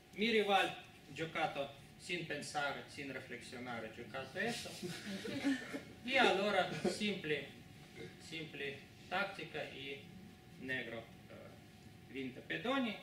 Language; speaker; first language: Spanish; non-native, fluent; Russian